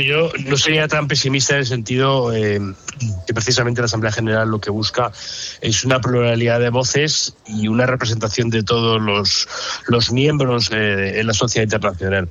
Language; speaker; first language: Spanish; native; Spanish